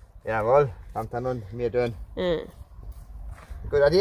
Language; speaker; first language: Thai; non-native, learner; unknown